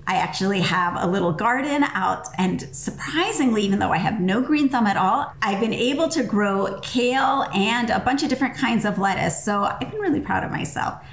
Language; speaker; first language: English; native; English